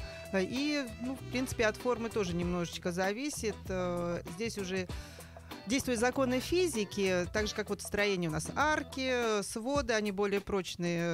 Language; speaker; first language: Russian; native; Russian